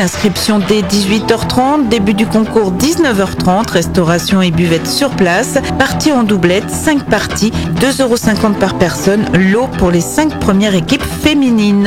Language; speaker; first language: French; native; French